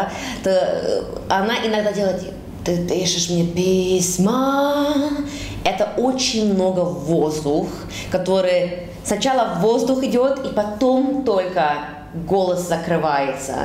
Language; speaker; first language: Russian; early bilingual, heritage; Russian